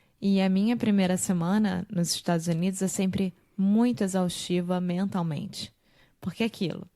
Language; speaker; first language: Portuguese; native; Portuguese